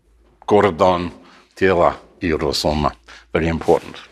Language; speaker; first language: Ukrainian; non-native, learner; English